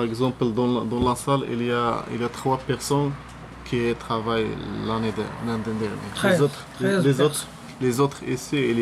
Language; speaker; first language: French; non-native, learner; Arabic